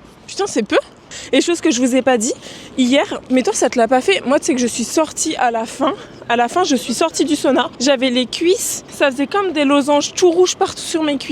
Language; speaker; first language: French; native; French